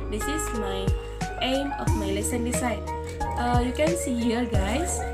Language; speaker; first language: English; non-native, learner; Indonesian